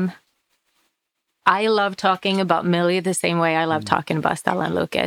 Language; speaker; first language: English; non-native, fluent; Finnish